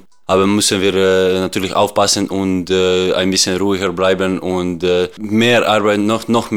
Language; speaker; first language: German; non-native, fluent; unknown